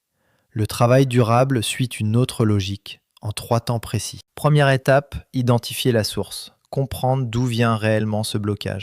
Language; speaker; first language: French; native; French